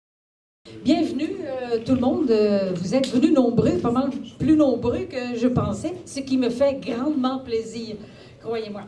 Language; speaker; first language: French; native; French